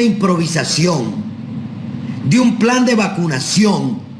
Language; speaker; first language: Spanish; native; Spanish